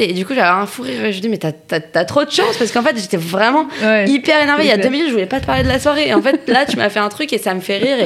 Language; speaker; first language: French; native; French